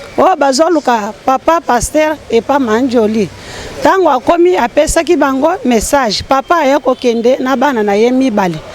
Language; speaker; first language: Lingala; non-native, local second language; Swahili